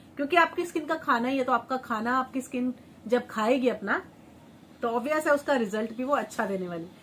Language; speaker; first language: Hindi; native; Hindi